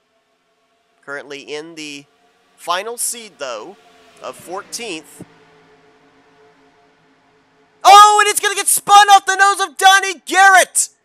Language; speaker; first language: English; native; English